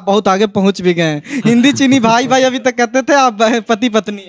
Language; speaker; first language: Hindi; native; Hindi